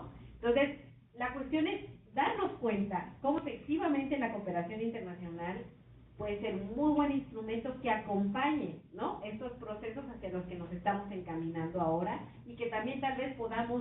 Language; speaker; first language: Spanish; native; Spanish